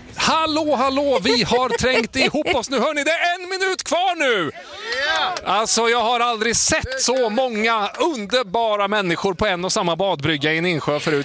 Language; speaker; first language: Swedish; native; Swedish